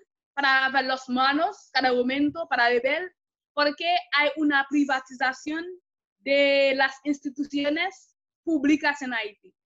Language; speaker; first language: Spanish; non-native, fluent; Haitian Creole